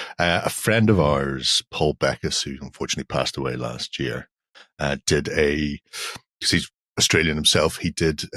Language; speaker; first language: English; native; English